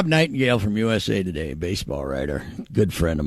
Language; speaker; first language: English; native; English